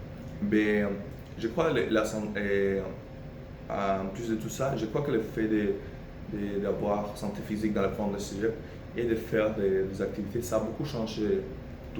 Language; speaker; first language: French; non-native, fluent; Spanish